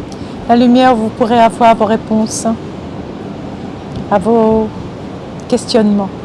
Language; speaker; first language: French; native; French